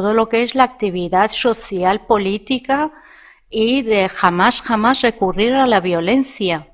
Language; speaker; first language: Spanish; non-native, fluent; Persian